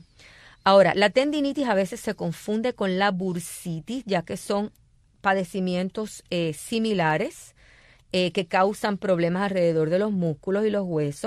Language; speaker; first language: Spanish; native; Spanish